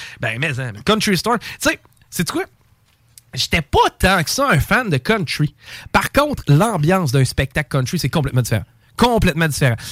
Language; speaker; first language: French; native; French